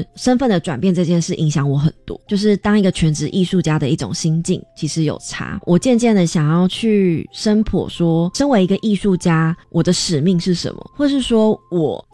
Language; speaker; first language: Chinese; native; Chinese